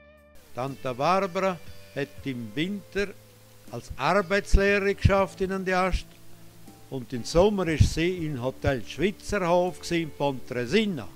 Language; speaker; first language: German; non-native, local second language; Romansh